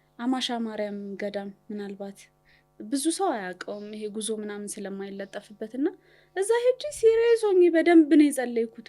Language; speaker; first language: Amharic; native; Amharic